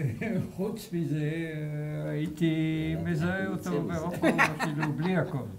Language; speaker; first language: Hebrew; non-native, fluent; Hungarian